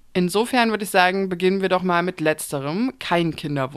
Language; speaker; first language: German; native; German